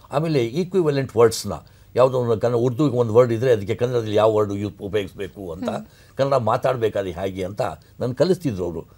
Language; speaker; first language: Kannada; non-native, local second language; Urdu